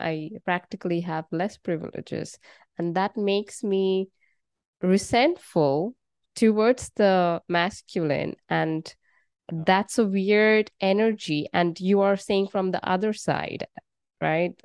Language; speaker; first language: English; non-native, local second language; Bangla